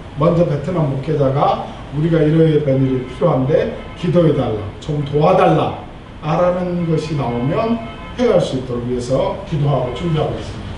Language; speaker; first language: Korean; native; Korean